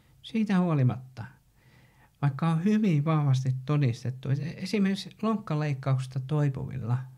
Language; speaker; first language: Finnish; native; Finnish